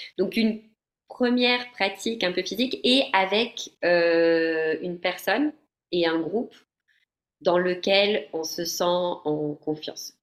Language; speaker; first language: French; non-native, fluent; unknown